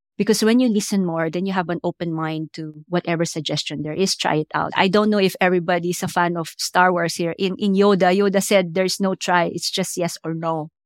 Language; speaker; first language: English; non-native, local second language; Filipino